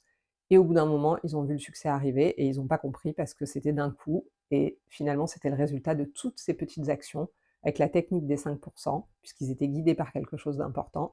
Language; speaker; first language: French; native; French